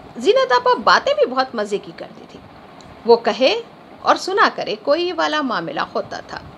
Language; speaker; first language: Urdu; native; Urdu